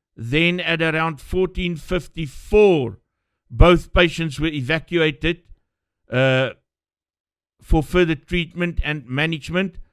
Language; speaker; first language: English; non-native, local second language; Afrikaans